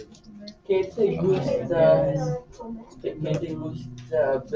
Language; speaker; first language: Spanish; non-native, learner; English